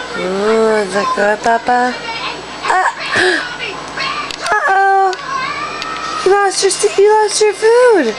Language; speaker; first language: English; native; English